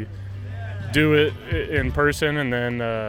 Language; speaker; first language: English; native; English